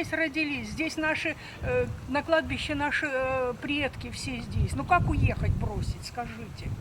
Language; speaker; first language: Russian; native; Russian